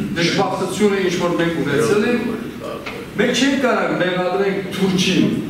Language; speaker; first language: Armenian; non-native, fluent; Kurdish